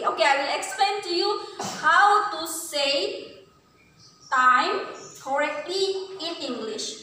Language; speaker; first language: English; non-native, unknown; Indonesian